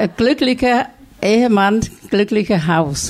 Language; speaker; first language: German; non-native, learner; Thai